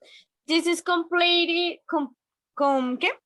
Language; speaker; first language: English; non-native, learner; Spanish